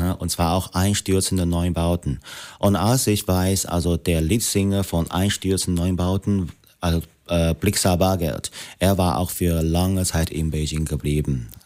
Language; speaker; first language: German; non-native, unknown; Chinese